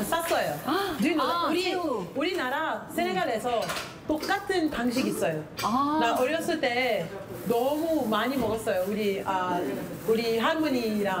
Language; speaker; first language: Korean; non-native, learner; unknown